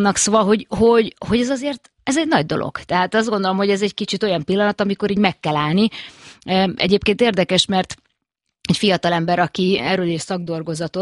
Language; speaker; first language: Hungarian; native; Hungarian